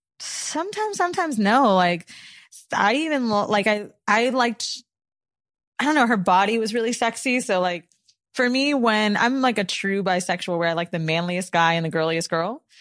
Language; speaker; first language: English; native; English